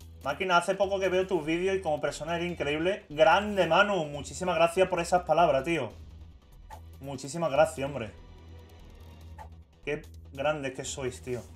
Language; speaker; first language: Spanish; native; Spanish